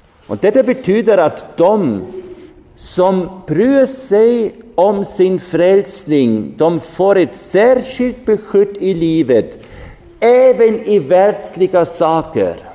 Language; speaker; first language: Swedish; non-native, fluent; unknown